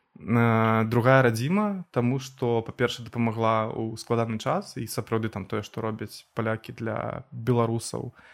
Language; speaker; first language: Belarusian; non-native, local second language; Russian